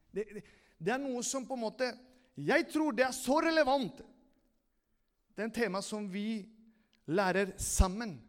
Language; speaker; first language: Norwegian; non-native, fluent; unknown